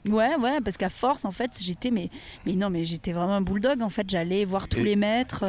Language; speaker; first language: French; native; French